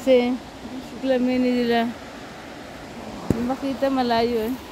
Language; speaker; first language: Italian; non-native, learner; Filipino